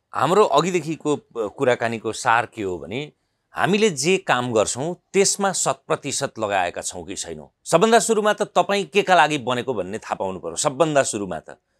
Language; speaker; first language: Nepali; native; Nepali